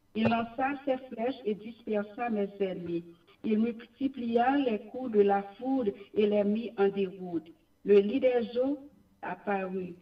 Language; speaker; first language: French; non-native, local second language; Haitian Creole